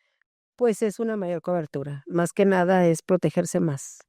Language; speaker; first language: Spanish; native; Spanish